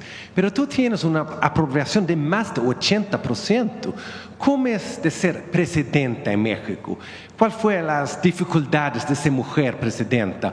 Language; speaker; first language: Spanish; non-native, fluent; Swedish